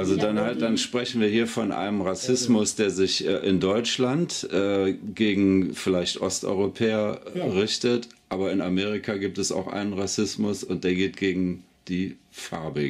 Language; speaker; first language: German; native; German